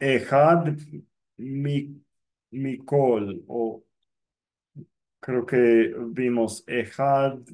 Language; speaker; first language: Spanish; non-native, fluent; English